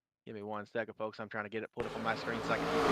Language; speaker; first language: English; native; English